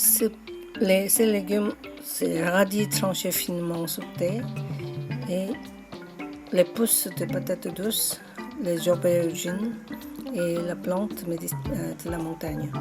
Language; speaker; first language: French; non-native, fluent; Korean